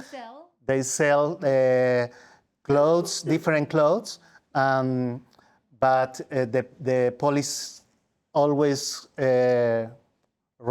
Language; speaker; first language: English; non-native, learner; Spanish